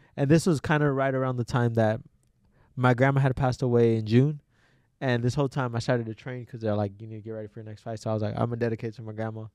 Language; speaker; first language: English; native; English